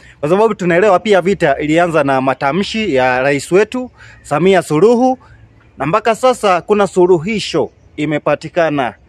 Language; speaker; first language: Swahili; native; Swahili